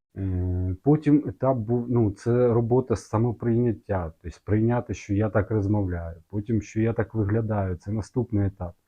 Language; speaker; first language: Ukrainian; non-native, local second language; Russian